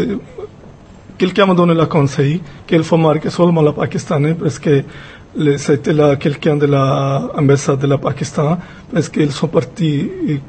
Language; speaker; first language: French; non-native, learner; Punjabi